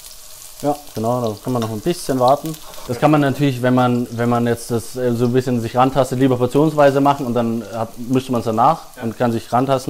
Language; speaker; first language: German; native; German